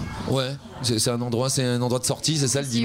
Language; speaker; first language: French; native; French